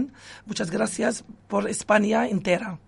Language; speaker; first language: Spanish; non-native, local second language; Arabic